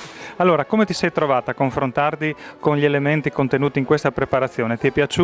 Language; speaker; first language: Italian; native; Italian